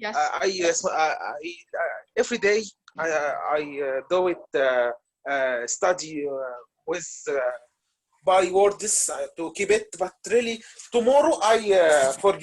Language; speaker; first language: English; non-native, learner; Arabic